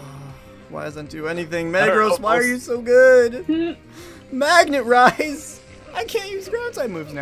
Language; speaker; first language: English; native; English